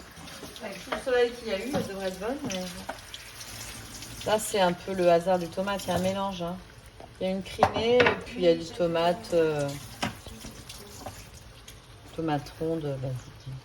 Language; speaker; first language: French; native; French